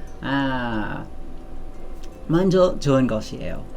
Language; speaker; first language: Korean; non-native, learner; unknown